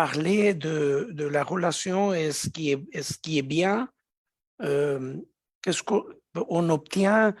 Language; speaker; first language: French; non-native, fluent; Spanish